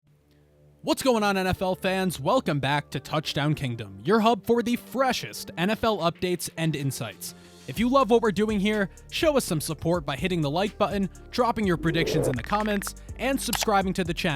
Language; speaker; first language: English; native; English